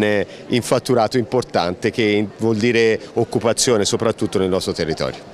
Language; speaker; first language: Italian; native; Italian